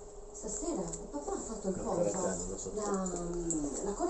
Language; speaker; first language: Italian; native; Italian